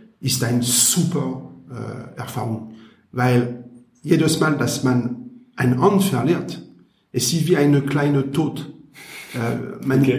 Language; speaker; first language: German; non-native, learner; French